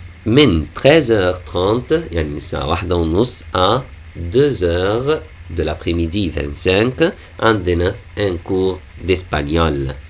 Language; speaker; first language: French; non-native, fluent; Arabic